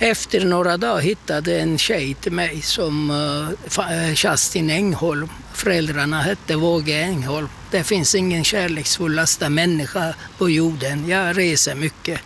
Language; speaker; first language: Swedish; non-native, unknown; Turkish